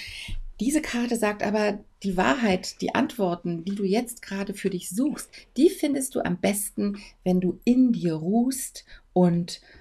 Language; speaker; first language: German; native; German